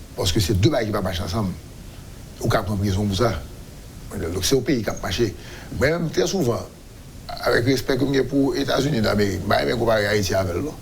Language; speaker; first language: French; non-native, local second language; Haitian Creole